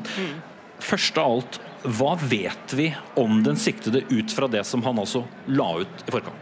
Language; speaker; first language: Norwegian; native; Norwegian